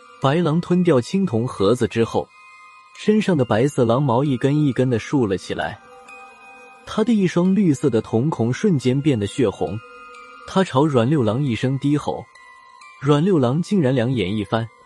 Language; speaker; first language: Chinese; native; Chinese